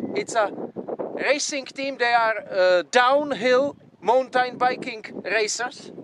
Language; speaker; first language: English; non-native, fluent; Czech